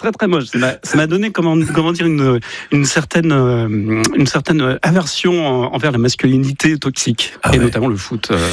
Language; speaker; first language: French; native; French